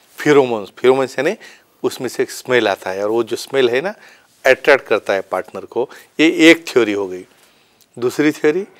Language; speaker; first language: Hindi; non-native, local second language; Marathi